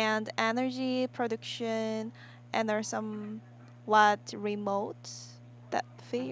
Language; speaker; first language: English; non-native, learner; Korean